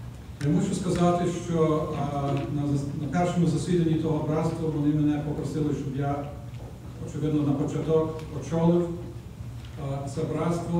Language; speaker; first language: Ukrainian; early bilingual, heritage; Ukrainian